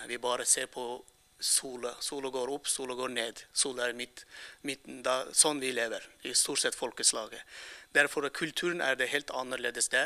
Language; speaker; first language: Norwegian; non-native, fluent; Turkmen